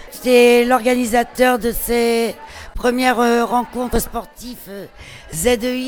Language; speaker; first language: French; native; French